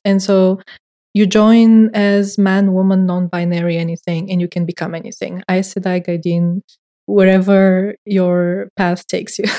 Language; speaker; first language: English; non-native, fluent; Bulgarian